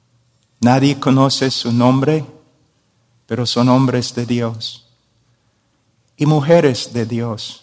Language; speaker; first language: Spanish; non-native, fluent; English